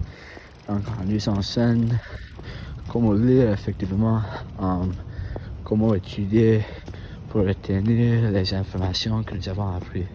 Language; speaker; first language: French; non-native, fluent; English